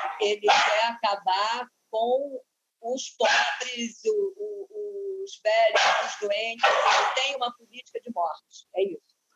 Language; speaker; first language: Portuguese; native; Portuguese